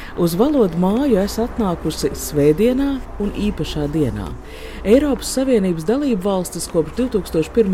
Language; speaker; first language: Latvian; native; Latvian